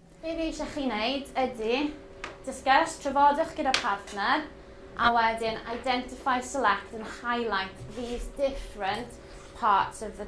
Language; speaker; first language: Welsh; non-native, local second language; English